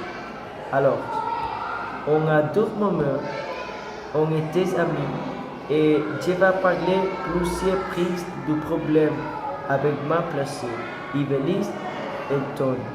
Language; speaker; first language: French; non-native, learner; Spanish